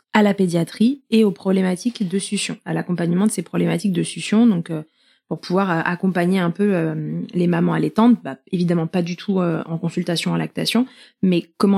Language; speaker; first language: French; native; French